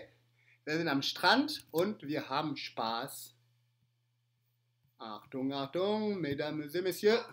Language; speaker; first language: German; non-native, fluent; French